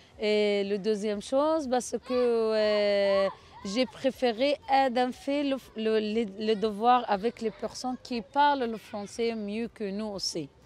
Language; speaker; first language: French; non-native, learner; Arabic